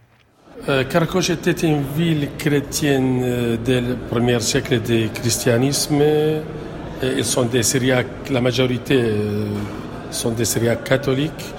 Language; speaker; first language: French; non-native, local second language; Arabic